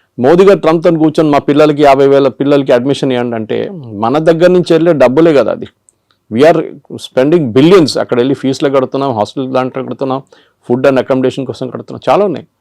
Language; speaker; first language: Telugu; non-native, local second language; Malayalam